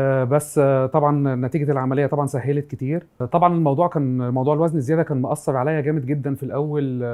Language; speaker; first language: Arabic; native; Arabic